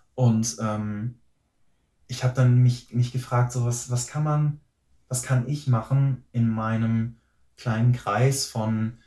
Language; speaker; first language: German; native; German